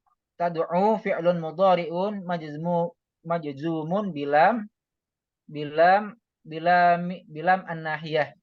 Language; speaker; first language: Arabic; non-native, learner; Indonesian